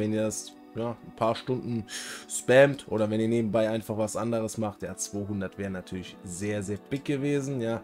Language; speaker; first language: German; native; German